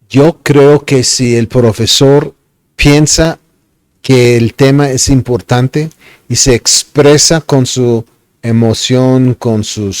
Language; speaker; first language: Spanish; non-native, fluent; English